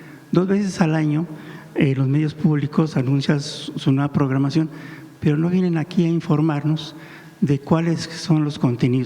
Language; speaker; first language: Spanish; native; Spanish